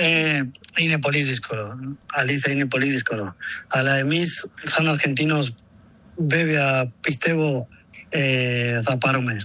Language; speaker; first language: Greek; non-native, learner; Spanish